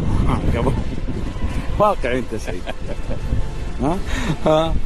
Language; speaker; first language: Arabic; native; Arabic